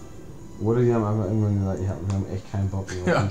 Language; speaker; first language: German; native; German